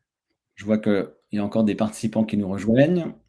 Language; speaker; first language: French; native; French